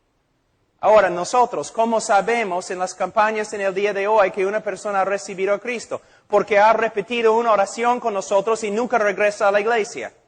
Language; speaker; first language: Spanish; non-native, fluent; English